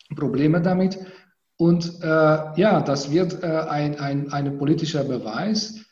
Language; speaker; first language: German; non-native, fluent; Hungarian